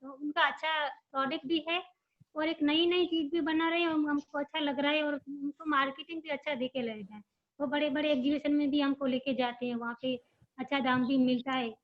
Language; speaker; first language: Hindi; non-native, local second language; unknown